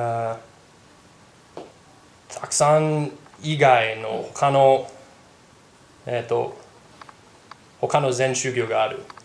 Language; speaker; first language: Japanese; non-native, fluent; English